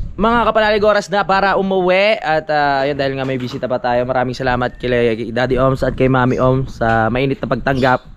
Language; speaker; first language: Filipino; native; Filipino